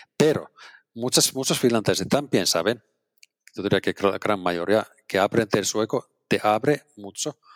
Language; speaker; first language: Spanish; non-native, fluent; Finnish